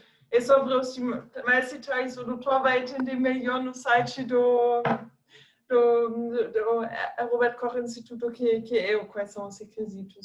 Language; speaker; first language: Portuguese; non-native, fluent; German